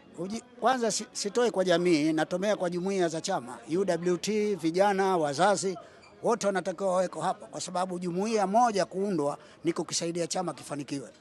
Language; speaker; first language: Swahili; native; Swahili